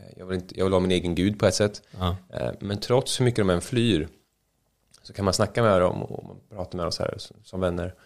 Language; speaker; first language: Swedish; native; Swedish